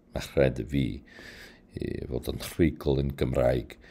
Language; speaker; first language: Welsh; non-native, learner; English